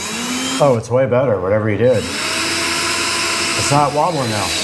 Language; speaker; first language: English; native; English